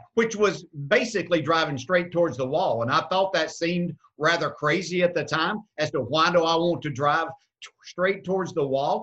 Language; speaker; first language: English; native; English